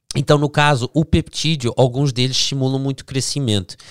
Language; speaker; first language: Portuguese; early bilingual, heritage; English